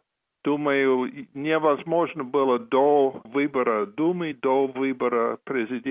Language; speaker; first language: Russian; non-native, fluent; English